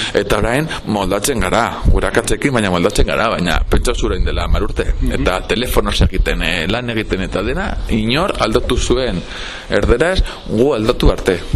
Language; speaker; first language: Basque; non-native, local second language; Spanish